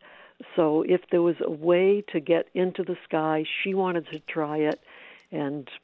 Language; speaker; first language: English; native; English